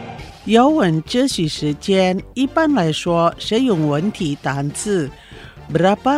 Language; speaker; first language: Chinese; non-native, fluent; Indonesian